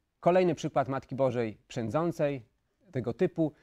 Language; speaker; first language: Polish; native; Polish